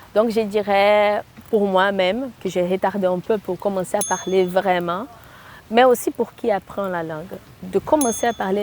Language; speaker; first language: French; non-native, fluent; Portuguese